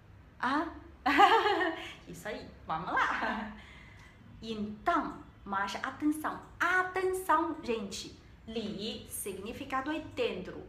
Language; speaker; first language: Portuguese; non-native, learner; Chinese